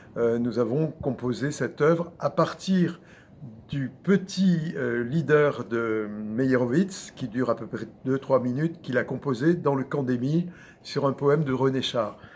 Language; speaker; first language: French; native; French